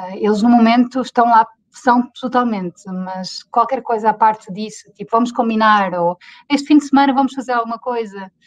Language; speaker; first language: Portuguese; native; Portuguese